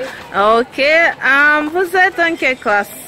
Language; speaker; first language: French; non-native, learner; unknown